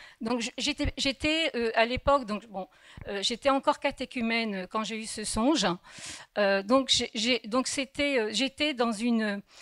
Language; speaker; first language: French; early bilingual, other home language; Kabyle